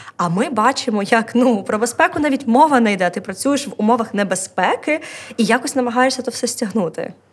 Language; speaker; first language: Ukrainian; native; Ukrainian